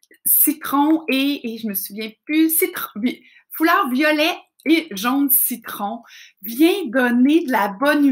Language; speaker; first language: French; native; French